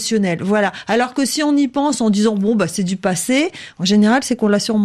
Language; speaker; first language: French; native; French